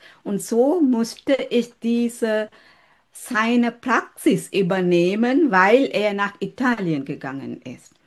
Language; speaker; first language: German; non-native, fluent; Sinhala